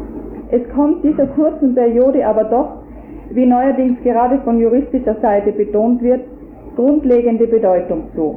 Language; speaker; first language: German; native; German